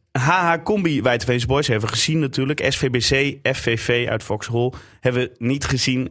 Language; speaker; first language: Dutch; native; Dutch